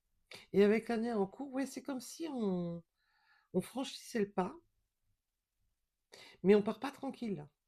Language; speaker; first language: French; native; French